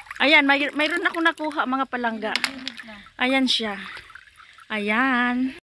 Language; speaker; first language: Filipino; non-native, local second language; Cebuano